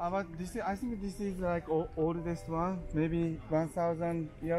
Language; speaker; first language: English; non-native, learner; Japanese